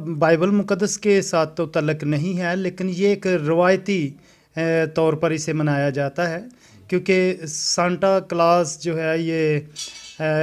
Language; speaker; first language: Urdu; non-native, local second language; Punjabi